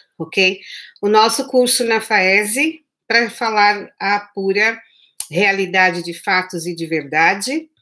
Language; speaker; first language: Portuguese; native; Portuguese